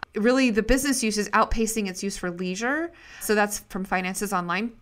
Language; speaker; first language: English; native; English